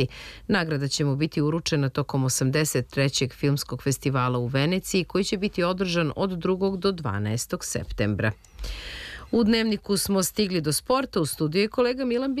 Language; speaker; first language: Serbian; native; Serbian